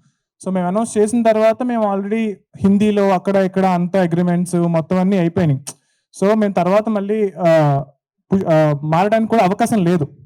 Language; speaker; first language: Telugu; native; Telugu